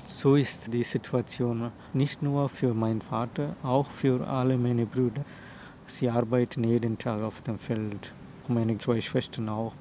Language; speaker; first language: German; non-native, fluent; Telugu